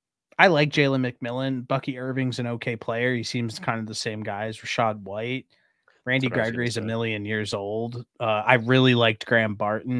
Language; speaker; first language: English; native; English